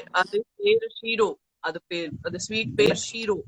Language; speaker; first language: Tamil; non-native, fluent; Gujarati